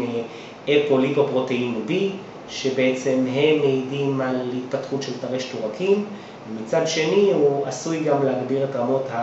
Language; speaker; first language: Hebrew; native; Hebrew